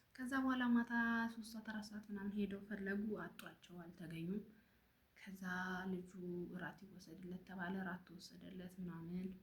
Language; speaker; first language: Amharic; native; Amharic